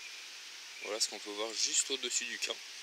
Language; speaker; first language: French; native; French